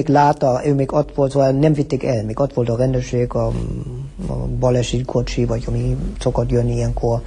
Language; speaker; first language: Hungarian; early bilingual, heritage; Hungarian